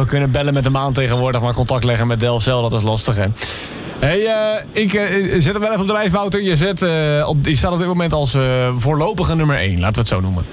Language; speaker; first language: Dutch; native; Dutch